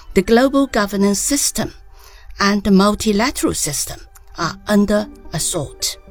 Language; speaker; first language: English; non-native, fluent; Chinese